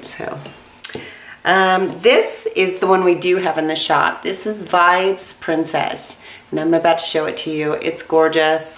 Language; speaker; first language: English; native; English